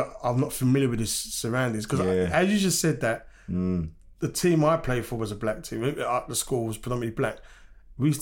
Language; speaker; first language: English; native; English